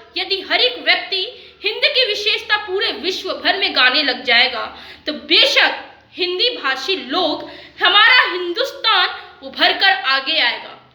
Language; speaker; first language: Hindi; native; Hindi